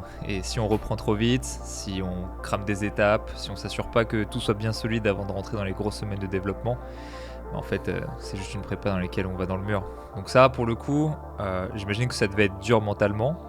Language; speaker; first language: French; native; French